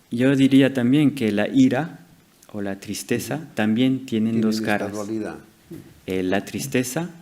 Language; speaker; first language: Spanish; non-native, fluent; French